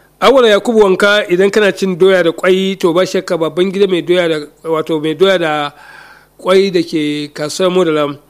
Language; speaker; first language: Hausa; native; Hausa